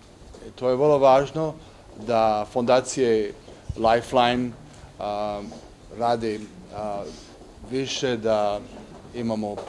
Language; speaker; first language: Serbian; early bilingual, heritage; Serbian